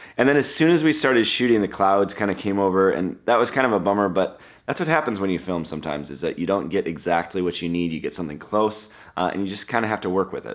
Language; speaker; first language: English; native; English